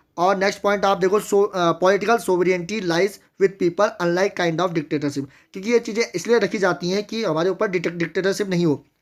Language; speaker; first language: Hindi; native; Hindi